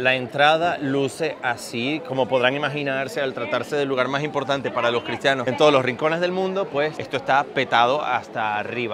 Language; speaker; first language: Spanish; native; Spanish